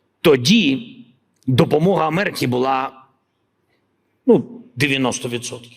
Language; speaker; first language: Ukrainian; non-native, local second language; Russian